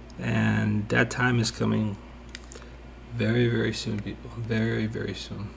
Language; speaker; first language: English; native; English